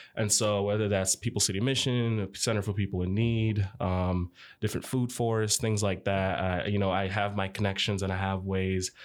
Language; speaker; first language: English; early bilingual, other home language; Arabic